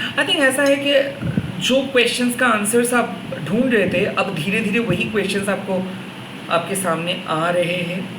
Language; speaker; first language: Hindi; non-native, local second language; Bangla